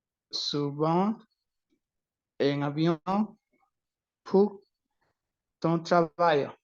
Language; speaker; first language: French; non-native, learner; Spanish